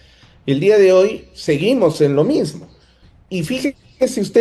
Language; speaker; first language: Spanish; native; Spanish